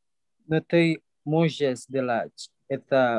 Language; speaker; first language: Russian; non-native, learner; Indonesian